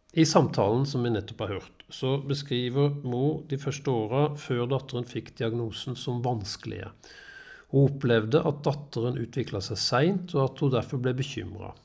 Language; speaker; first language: Norwegian; native; Norwegian